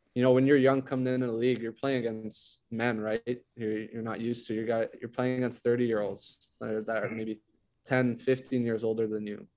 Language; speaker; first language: English; non-native, fluent; French